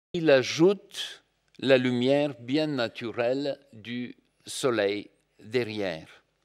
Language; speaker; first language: French; non-native, fluent; Bulgarian